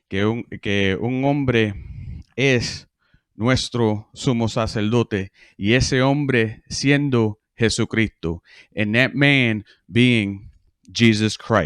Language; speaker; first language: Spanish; early bilingual, heritage; Spanish